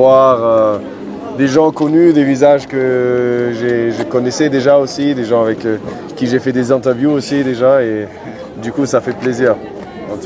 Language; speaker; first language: French; non-native, fluent; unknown